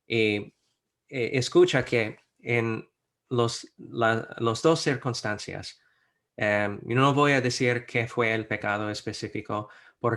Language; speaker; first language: Spanish; non-native, fluent; English